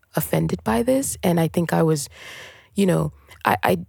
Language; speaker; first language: English; non-native, local second language; French